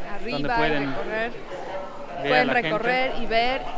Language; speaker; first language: Spanish; non-native, local second language; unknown